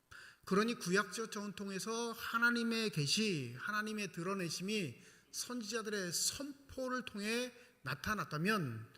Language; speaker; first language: Korean; native; Korean